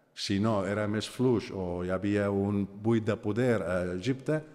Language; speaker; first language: Catalan; non-native, fluent; Aramaic